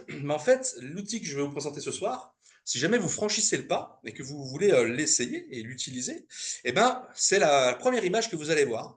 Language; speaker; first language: French; native; French